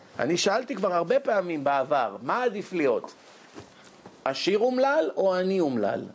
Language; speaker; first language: Hebrew; native; Hebrew